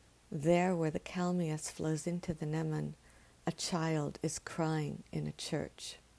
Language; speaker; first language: English; native; English